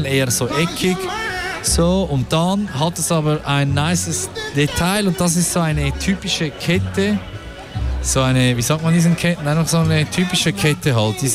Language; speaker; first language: German; native; German